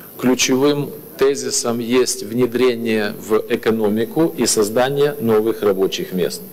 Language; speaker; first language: Russian; native; Russian